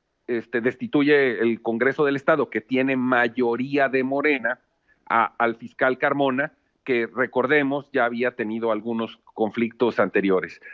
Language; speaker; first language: Spanish; native; Spanish